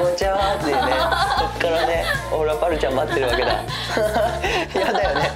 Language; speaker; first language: Japanese; native; Japanese